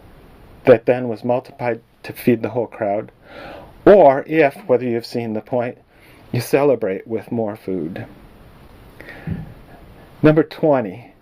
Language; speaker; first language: English; native; English